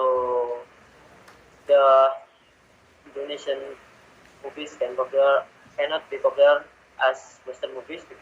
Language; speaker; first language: English; non-native, learner; Indonesian